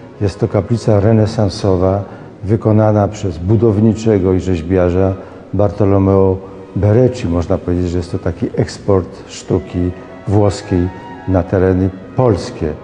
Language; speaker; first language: Polish; native; Polish